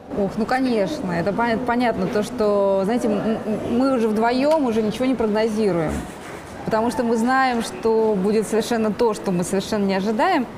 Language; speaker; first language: Russian; native; Russian